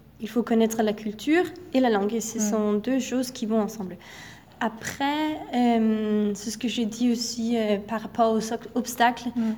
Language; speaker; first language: French; non-native, fluent; Danish